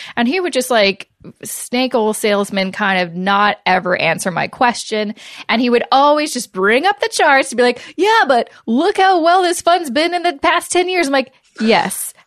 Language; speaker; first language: English; native; English